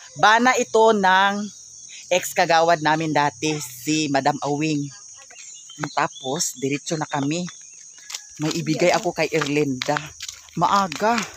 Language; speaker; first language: Filipino; non-native, local second language; Cebuano